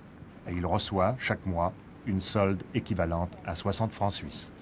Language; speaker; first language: French; native; French